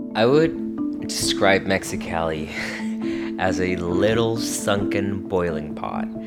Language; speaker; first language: English; early bilingual, other home language; Spanish